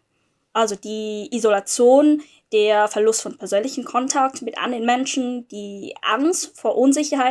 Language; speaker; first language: German; non-native, fluent; Vietnamese